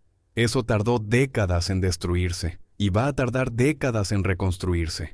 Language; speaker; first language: Spanish; native; Spanish